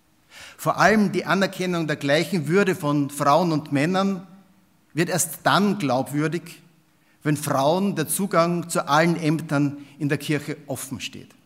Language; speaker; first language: German; native; German